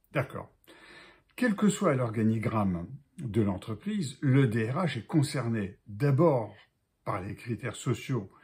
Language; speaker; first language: French; native; French